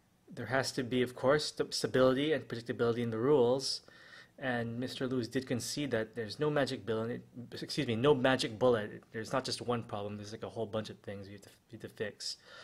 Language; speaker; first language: English; non-native, local second language; Filipino